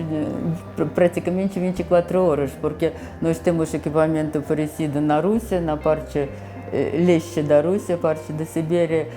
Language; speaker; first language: Portuguese; non-native, fluent; Russian